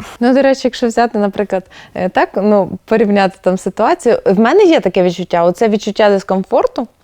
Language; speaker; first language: Ukrainian; native; Ukrainian